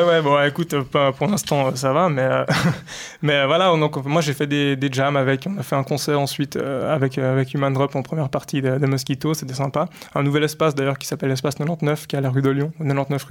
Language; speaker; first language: French; native; French